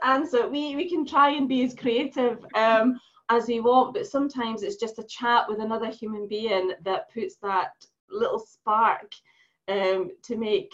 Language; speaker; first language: English; native; English